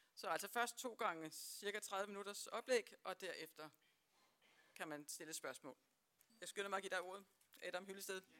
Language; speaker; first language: Danish; native; Danish